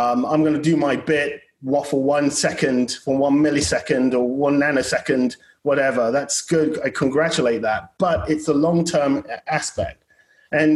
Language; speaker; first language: English; native; English